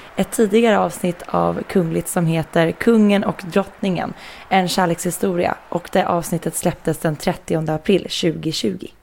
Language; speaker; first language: Swedish; native; Swedish